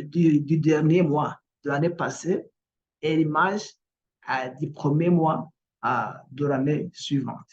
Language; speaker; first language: French; non-native, local second language; Kinyarwanda